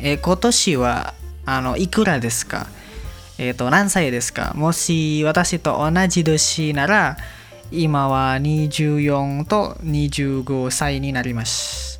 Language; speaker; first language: Japanese; non-native, learner; Indonesian